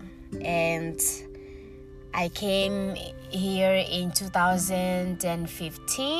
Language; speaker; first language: English; early bilingual, other home language; Swahili